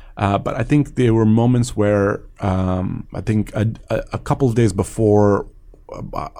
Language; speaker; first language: English; early bilingual, other home language; Persian